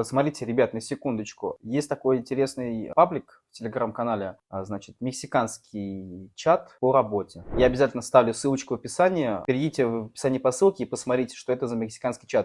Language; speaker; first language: Russian; native; Russian